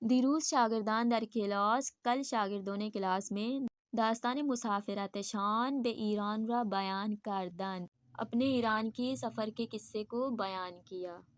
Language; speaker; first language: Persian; non-native, fluent; Urdu